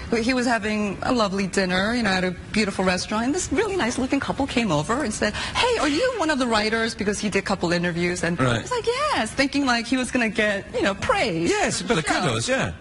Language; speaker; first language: English; early bilingual, other home language; Korean